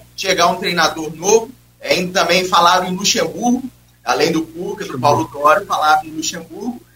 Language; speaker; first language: Portuguese; native; Portuguese